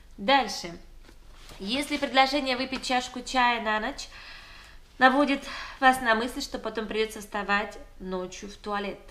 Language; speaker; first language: Russian; native; Russian